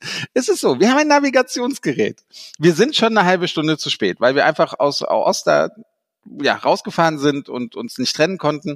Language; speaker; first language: German; native; German